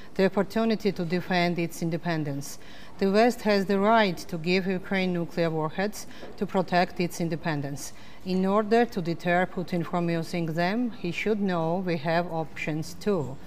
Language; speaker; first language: English; non-native, fluent; Georgian